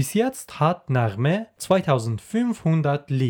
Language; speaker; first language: German; non-native, learner; Persian